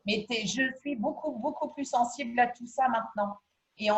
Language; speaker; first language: French; native; French